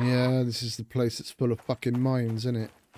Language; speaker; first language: English; native; English